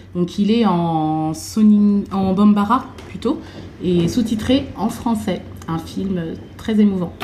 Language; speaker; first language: French; native; French